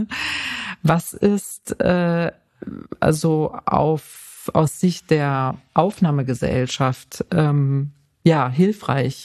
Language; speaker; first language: German; native; German